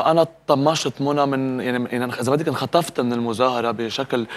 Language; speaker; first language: Arabic; native; Arabic